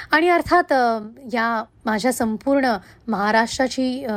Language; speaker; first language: Marathi; non-native, local second language; Hindi